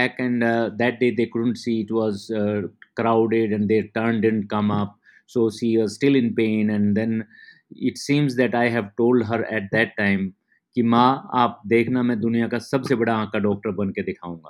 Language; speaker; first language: English; non-native, local second language; Haryanvi